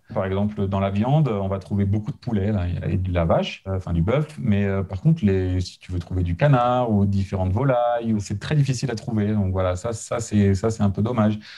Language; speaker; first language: French; native; French